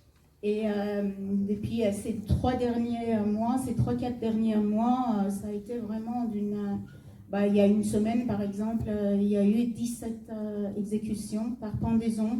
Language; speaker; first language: French; non-native, fluent; Persian